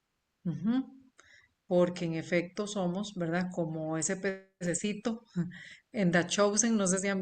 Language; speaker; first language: Spanish; native; Spanish